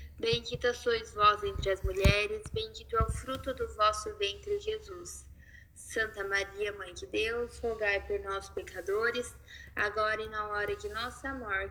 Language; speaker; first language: Portuguese; native; Portuguese